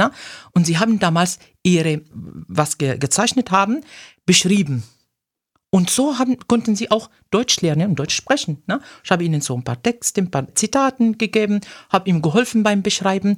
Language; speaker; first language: German; non-native, fluent; Arabic